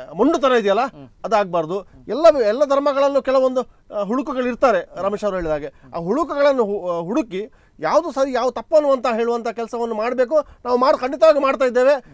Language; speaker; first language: Kannada; native; Kannada